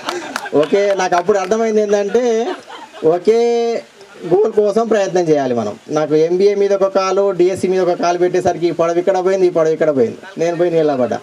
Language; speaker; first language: Telugu; native; Telugu